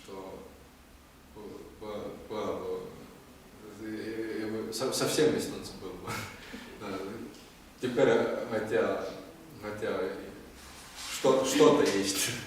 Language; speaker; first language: Russian; non-native, learner; Estonian